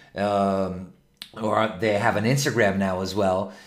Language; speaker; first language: English; non-native, fluent; Spanish